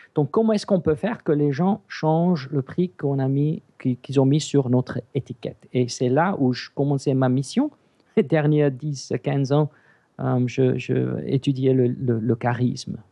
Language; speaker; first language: French; non-native, fluent; Greek